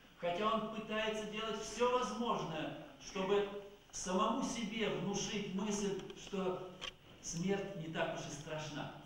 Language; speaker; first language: Russian; native; Russian